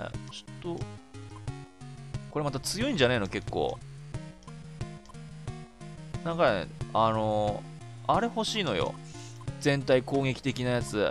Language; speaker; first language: Japanese; native; Japanese